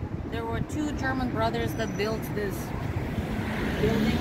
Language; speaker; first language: English; non-native, fluent; Russian